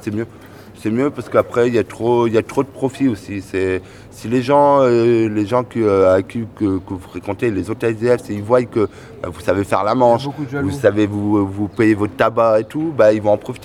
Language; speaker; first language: French; native; French